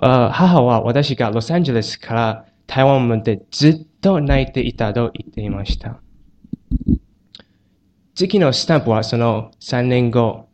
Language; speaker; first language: Japanese; non-native, learner; Chinese